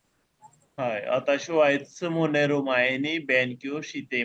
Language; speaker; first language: Japanese; non-native, fluent; Bangla